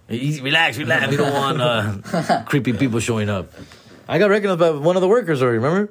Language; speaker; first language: English; early bilingual, other home language; Spanish